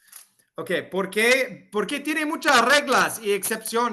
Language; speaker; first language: Spanish; non-native, fluent; English